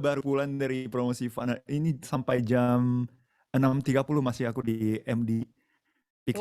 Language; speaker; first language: Indonesian; non-native, fluent; Japanese